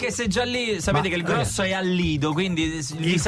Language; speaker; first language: Italian; native; Italian